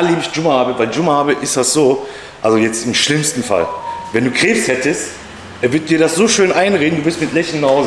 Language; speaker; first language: German; native; German